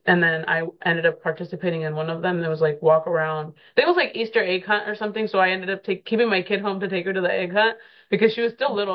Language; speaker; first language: English; early bilingual, other home language; Spanish